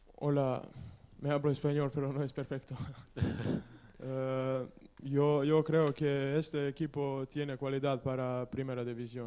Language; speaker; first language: Spanish; non-native, learner; Serbian